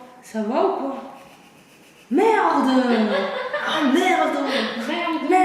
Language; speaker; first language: French; non-native, learner; Korean